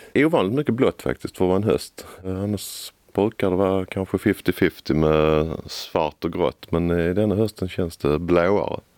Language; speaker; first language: Swedish; native; Swedish